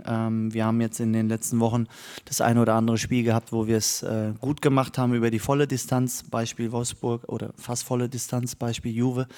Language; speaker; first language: German; native; German